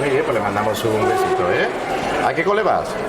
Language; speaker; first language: Spanish; native; Spanish